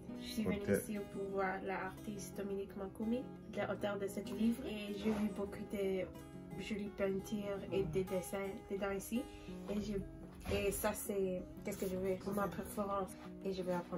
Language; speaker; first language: French; early bilingual, heritage; French